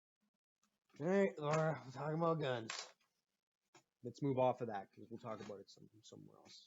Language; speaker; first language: English; native; English